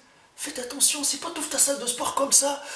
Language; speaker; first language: French; native; French